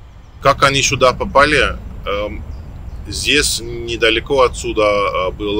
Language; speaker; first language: Russian; non-native, learner; Dutch